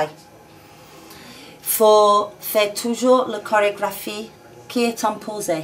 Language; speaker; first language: French; non-native, fluent; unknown